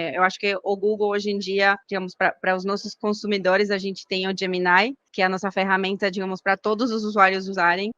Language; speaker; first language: Portuguese; non-native, fluent; Spanish